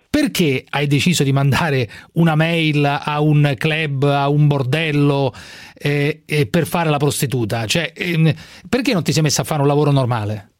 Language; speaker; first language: Italian; native; Italian